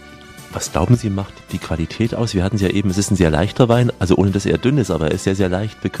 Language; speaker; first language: German; native; German